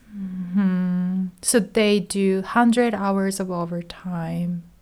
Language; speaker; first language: English; non-native, fluent; Japanese